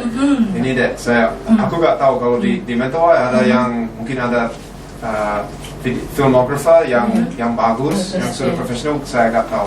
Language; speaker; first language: Indonesian; non-native, fluent; English